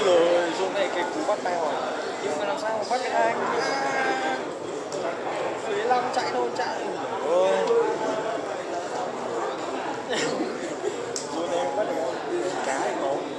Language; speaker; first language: Vietnamese; native; Vietnamese